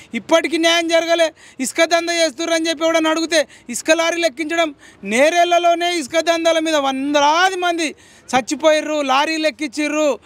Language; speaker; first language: Telugu; native; Telugu